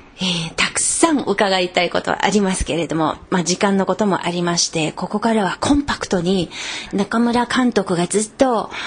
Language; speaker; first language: Japanese; non-native, fluent; Chinese